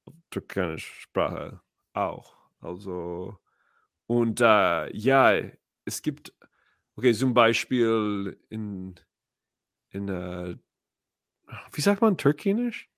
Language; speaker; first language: German; non-native, learner; English